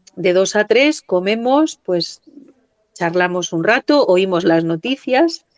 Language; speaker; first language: Spanish; native; Spanish